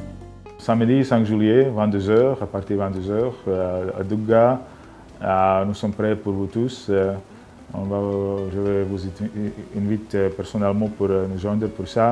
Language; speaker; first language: French; non-native, learner; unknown